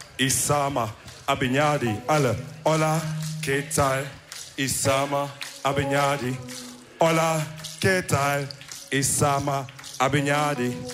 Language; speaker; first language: German; early bilingual, other home language; Wolof